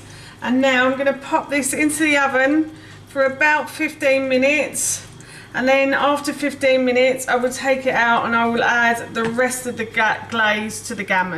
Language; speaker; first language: English; native; English